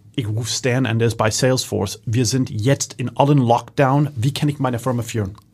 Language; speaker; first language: German; non-native, fluent; English